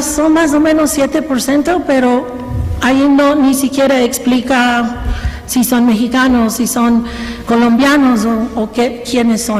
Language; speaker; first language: Spanish; early bilingual, heritage; Spanish